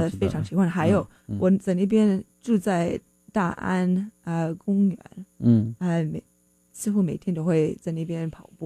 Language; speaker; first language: Chinese; non-native, fluent; English